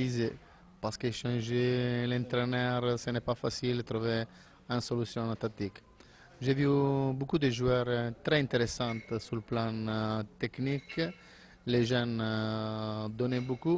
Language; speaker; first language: French; non-native, learner; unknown